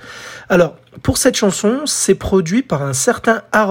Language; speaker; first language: French; native; French